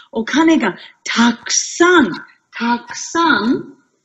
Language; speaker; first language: Japanese; non-native, fluent; English